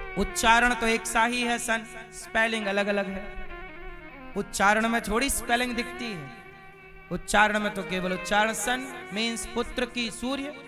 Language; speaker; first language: Hindi; native; Hindi